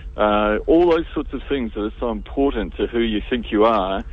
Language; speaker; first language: English; native; English